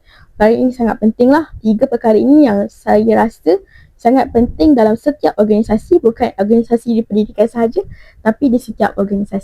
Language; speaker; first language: Malay; native; Malay